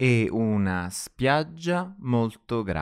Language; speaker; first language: Italian; non-native, learner; English